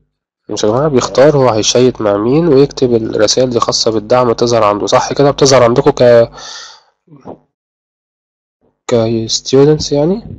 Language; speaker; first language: Arabic; native; Arabic